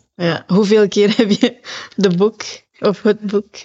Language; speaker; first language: Dutch; non-native, learner; Filipino